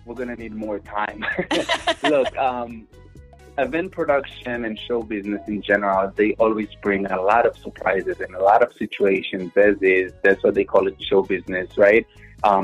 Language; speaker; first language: English; non-native, fluent; Hebrew